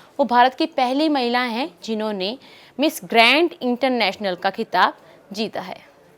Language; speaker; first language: Hindi; native; Hindi